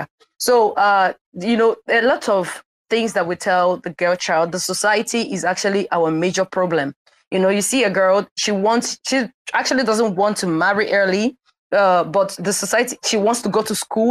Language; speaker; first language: English; non-native, local second language; Igbo